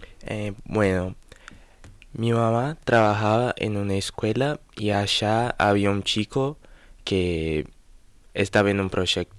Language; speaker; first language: Spanish; non-native, learner; Portuguese